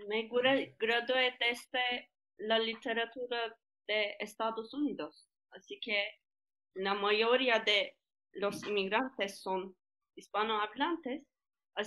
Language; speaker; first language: Spanish; non-native, fluent; Turkish